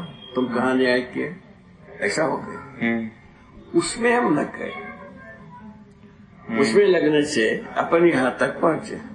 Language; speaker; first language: Hindi; non-native, local second language; Kannada